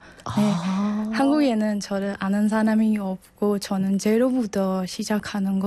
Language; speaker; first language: Korean; non-native, learner; Burmese